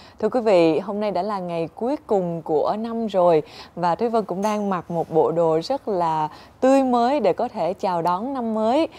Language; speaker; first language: Vietnamese; native; Vietnamese